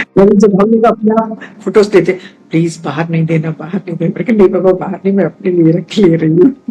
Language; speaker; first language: Hindi; native; Hindi